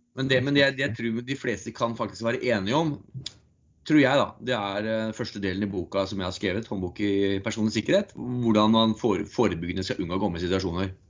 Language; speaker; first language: Norwegian; native; Norwegian